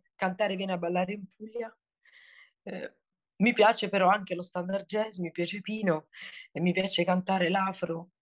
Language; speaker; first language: Italian; native; Italian